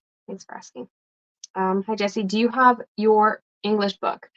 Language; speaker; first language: English; non-native, fluent; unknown